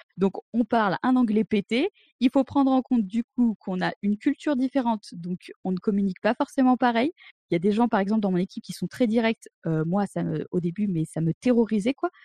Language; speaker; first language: French; native; French